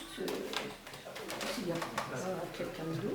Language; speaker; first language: French; non-native, fluent; Turkish